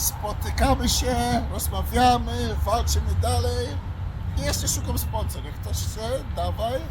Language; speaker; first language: Polish; early bilingual, heritage; Polish